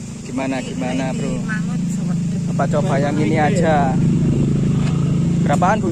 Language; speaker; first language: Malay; non-native, local second language; Javanese